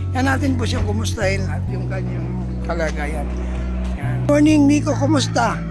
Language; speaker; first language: Filipino; native; Filipino